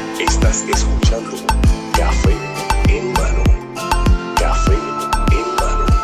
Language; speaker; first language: Spanish; native; Spanish